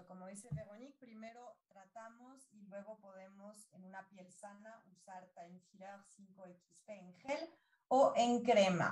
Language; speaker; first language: Spanish; native; Spanish